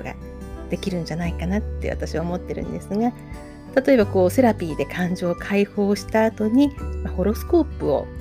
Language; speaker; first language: Japanese; native; Japanese